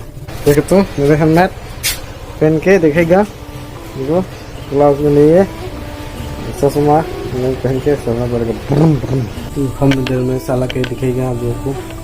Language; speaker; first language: Hindi; non-native, local second language; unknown